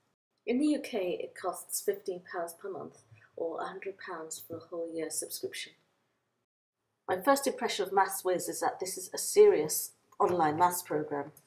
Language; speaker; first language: English; native; English